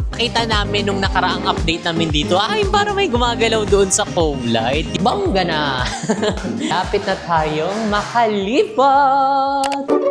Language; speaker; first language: Filipino; non-native, local second language; Cebuano